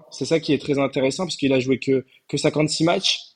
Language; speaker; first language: French; early bilingual, heritage; Turkish